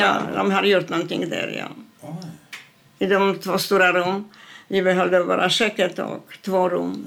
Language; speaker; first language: Swedish; non-native, fluent; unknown